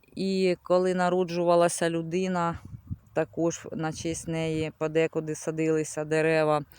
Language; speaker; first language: Ukrainian; non-native, local second language; Russian